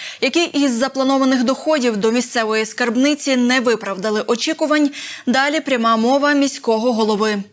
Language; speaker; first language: Ukrainian; native; Ukrainian